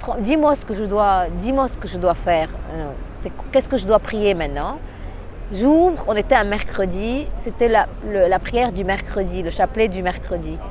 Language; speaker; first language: French; non-native, local second language; Arabic